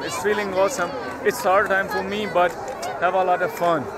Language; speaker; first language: English; non-native, learner; Urdu